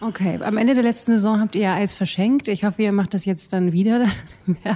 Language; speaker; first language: German; native; German